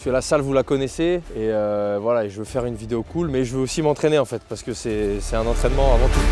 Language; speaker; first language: French; native; French